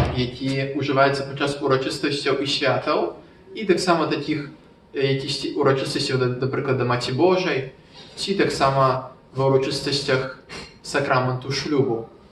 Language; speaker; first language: Belarusian; non-native, local second language; Russian